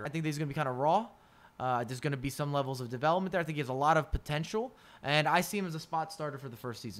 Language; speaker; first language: English; native; English